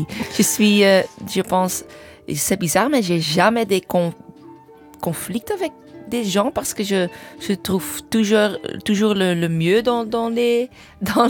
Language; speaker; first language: French; non-native, learner; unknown